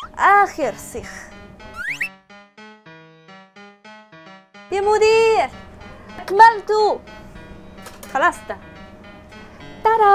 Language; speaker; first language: Arabic; non-native, learner; Chinese